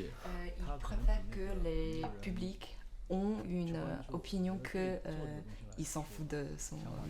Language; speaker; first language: French; non-native, learner; Chinese